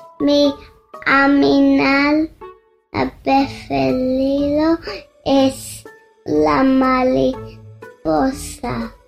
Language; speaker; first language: Spanish; early bilingual, heritage; Spanish